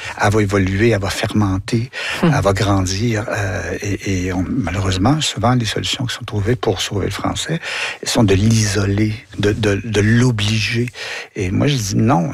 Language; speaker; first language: French; native; French